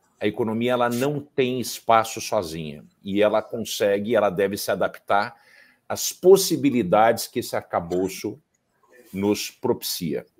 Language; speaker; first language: Portuguese; early bilingual, heritage; Portuguese